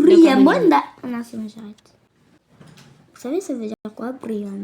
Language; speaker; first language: French; native; French